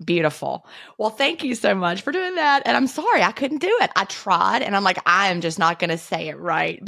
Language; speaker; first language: English; native; English